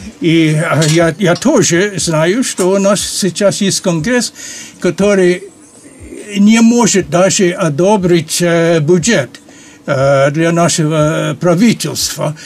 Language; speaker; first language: Russian; non-native, fluent; English